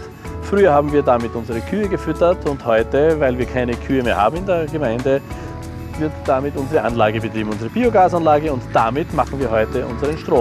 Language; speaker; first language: German; native; German